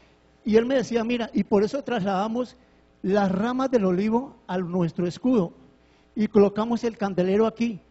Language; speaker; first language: Spanish; native; Spanish